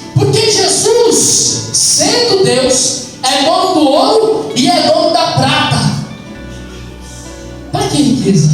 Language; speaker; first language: Portuguese; native; Portuguese